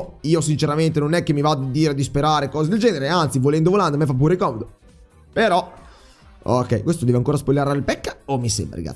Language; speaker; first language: Italian; native; Italian